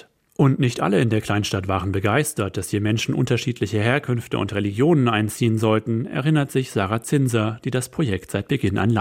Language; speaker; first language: German; native; German